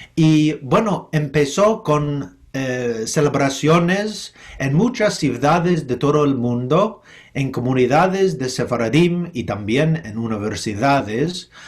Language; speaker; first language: Spanish; non-native, fluent; English